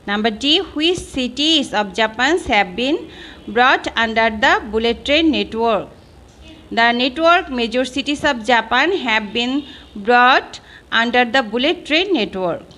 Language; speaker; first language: English; non-native, local second language; Bangla